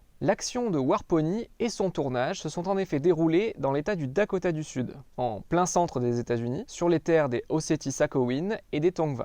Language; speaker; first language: French; native; French